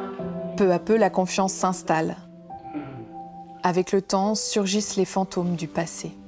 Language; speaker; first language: French; native; French